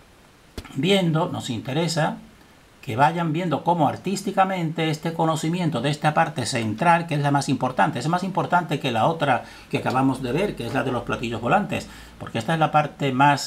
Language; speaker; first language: Spanish; native; Spanish